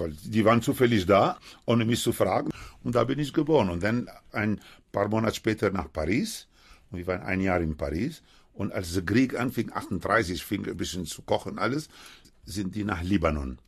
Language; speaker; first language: German; non-native, fluent; Spanish